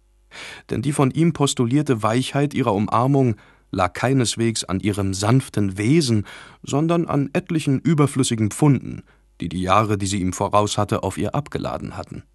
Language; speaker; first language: German; native; German